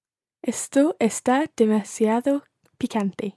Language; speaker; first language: Spanish; non-native, learner; English